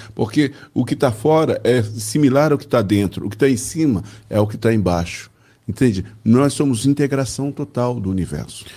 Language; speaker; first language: Portuguese; native; Portuguese